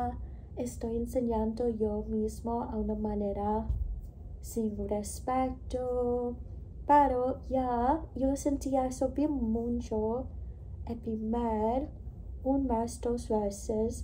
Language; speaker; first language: Spanish; non-native, learner; English